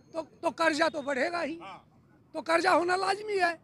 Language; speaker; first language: Hindi; native; Hindi